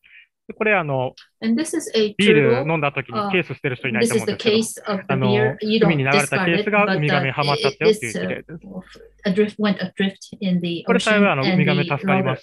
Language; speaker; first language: Japanese; native; Japanese